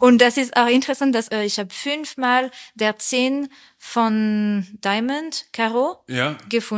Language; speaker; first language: German; non-native, fluent; French